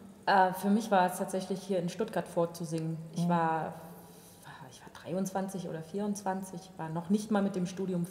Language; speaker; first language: German; native; German